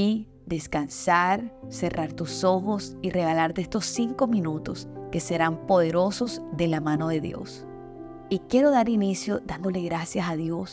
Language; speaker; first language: Spanish; native; Spanish